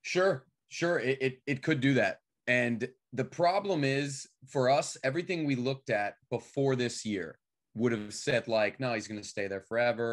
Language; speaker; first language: English; native; English